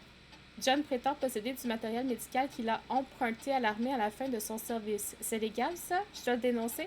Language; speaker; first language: French; native; French